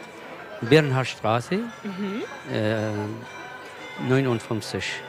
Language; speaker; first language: German; non-native, learner; Kurdish